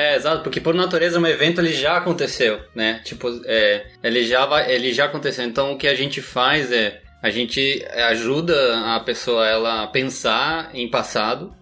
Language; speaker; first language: Portuguese; non-native, fluent; Spanish